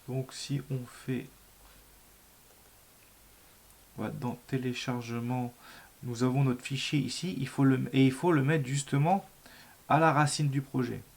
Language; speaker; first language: French; native; French